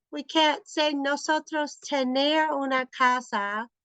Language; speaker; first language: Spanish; non-native, fluent; English